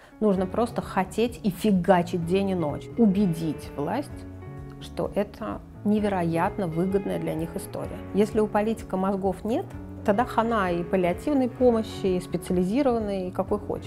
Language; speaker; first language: Russian; native; Russian